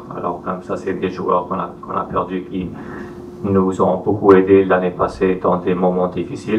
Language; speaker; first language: French; non-native, fluent; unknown